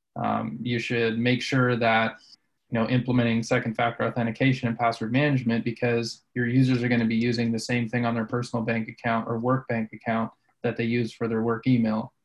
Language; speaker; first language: English; native; English